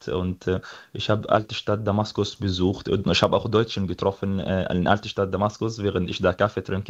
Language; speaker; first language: German; non-native, fluent; Arabic